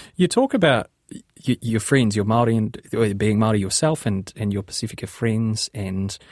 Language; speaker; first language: English; native; English